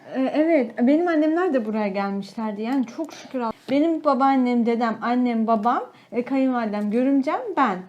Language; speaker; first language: Turkish; native; Turkish